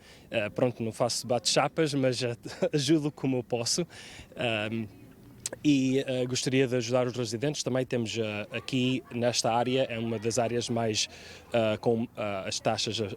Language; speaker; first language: Portuguese; early bilingual, heritage; Portuguese